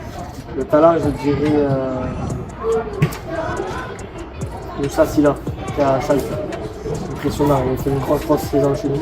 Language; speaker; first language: French; native; French